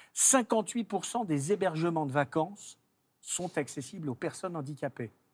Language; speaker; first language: French; native; French